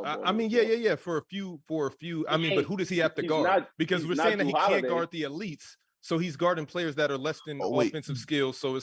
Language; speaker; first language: English; native; English